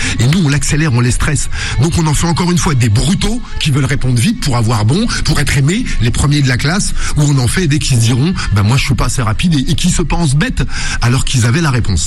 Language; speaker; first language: French; native; French